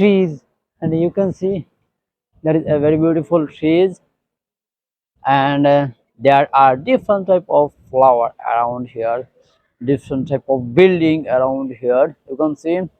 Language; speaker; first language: English; non-native, learner; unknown